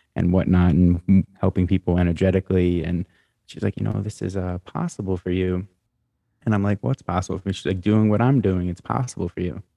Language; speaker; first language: English; native; English